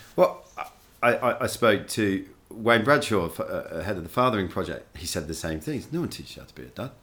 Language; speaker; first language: English; native; English